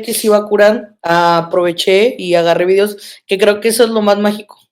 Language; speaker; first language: Spanish; native; Spanish